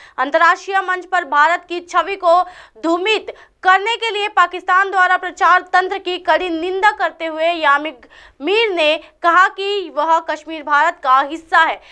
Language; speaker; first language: Hindi; native; Hindi